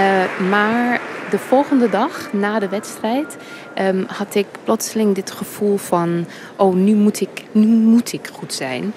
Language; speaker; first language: Dutch; early bilingual, heritage; English